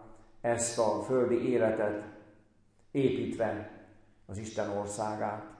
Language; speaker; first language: Hungarian; native; Hungarian